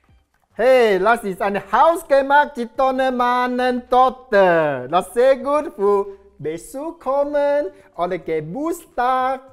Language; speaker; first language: German; non-native, learner; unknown